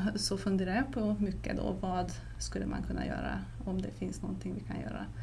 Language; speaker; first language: Swedish; non-native, fluent; Romanian